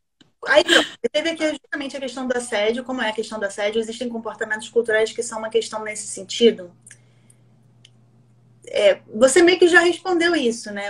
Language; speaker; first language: Portuguese; native; Portuguese